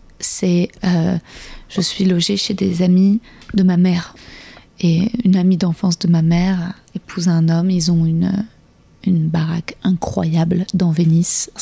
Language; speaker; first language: French; native; French